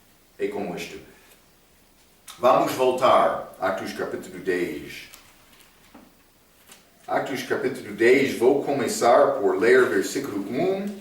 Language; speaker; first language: Portuguese; non-native, fluent; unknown